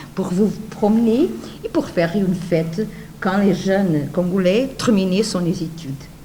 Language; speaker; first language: French; non-native, learner; Portuguese